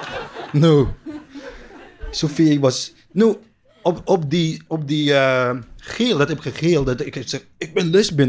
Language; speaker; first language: Dutch; non-native, learner; Arabic